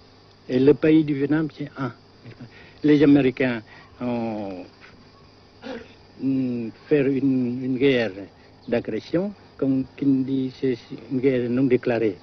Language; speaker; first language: French; non-native, fluent; Vietnamese